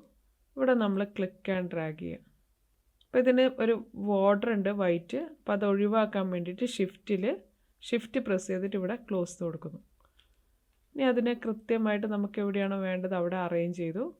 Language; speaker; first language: Malayalam; native; Malayalam